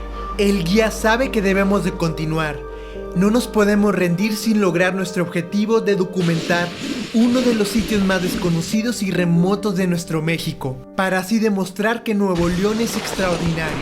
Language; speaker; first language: Spanish; native; Spanish